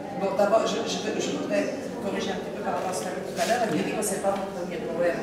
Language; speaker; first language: French; early bilingual, other home language; Portuguese